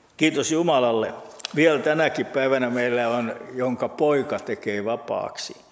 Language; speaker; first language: Finnish; native; Finnish